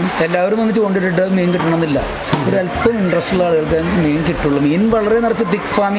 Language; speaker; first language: Malayalam; native; Malayalam